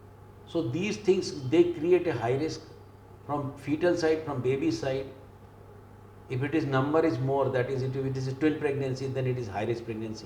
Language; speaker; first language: English; non-native, local second language; Hindi